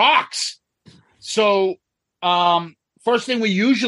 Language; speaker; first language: English; native; English